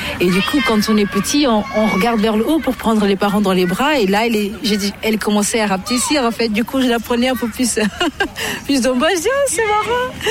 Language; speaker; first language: French; early bilingual, other home language; Portuguese